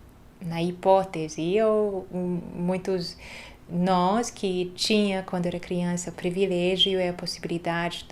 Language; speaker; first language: Portuguese; non-native, fluent; Hungarian